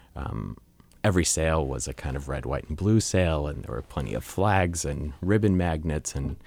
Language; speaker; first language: English; native; English